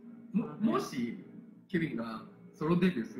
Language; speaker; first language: Japanese; native; Japanese